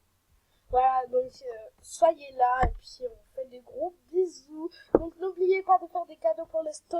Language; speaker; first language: French; native; French